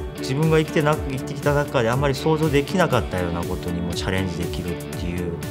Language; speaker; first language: Japanese; non-native, fluent; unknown